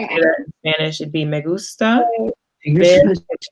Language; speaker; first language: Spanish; non-native, learner; English